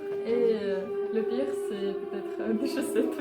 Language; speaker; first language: French; non-native, learner; Ukrainian